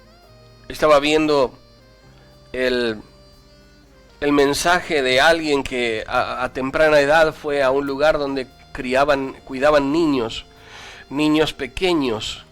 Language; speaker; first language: Spanish; native; Spanish